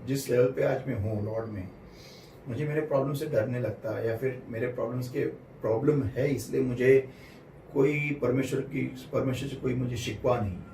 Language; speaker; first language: Hindi; non-native, local second language; Marathi